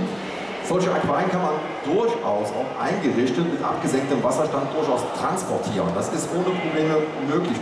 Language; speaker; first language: German; native; German